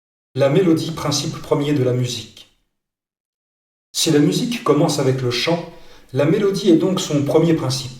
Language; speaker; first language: French; native; French